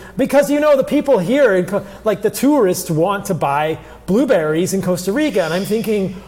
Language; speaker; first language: English; early bilingual, other home language; Italian